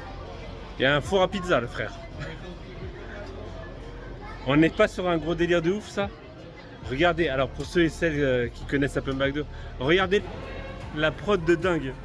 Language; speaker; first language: French; native; French